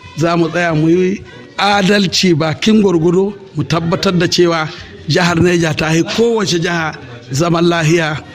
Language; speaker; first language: Hausa; non-native, local second language; Fula